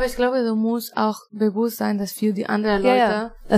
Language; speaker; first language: German; non-native, fluent; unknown